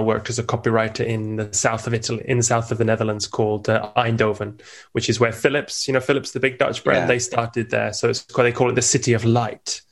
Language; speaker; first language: English; native; English